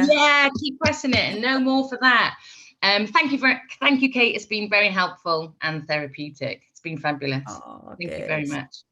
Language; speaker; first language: English; native; English